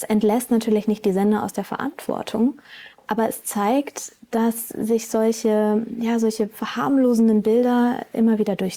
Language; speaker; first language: German; native; German